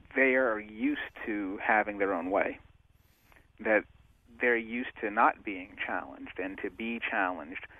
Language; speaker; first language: English; native; English